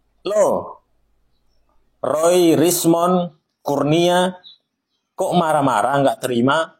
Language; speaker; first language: Indonesian; native; Indonesian